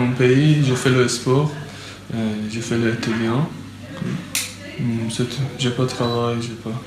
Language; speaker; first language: French; non-native, learner; Persian